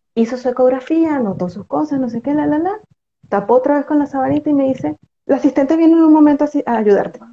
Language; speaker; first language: Spanish; native; Spanish